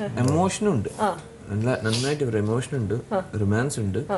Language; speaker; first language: Malayalam; non-native, learner; Telugu